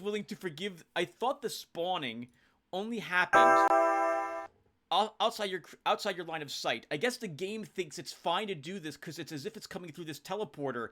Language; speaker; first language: English; native; English